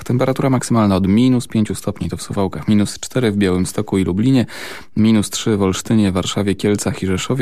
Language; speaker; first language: Polish; native; Polish